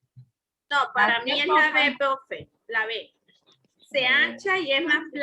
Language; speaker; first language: Spanish; native; Spanish